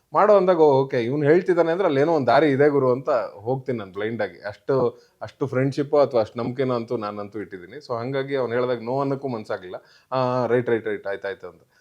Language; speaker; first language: Kannada; native; Kannada